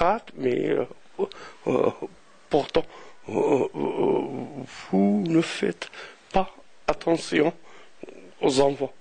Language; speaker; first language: French; non-native, local second language; Arabic